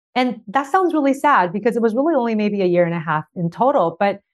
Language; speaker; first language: English; early bilingual, other home language; Chinese